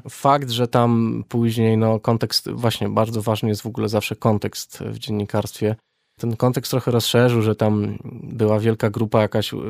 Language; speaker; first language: Polish; native; Polish